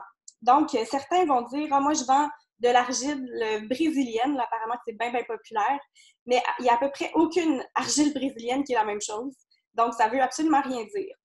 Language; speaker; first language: French; native; French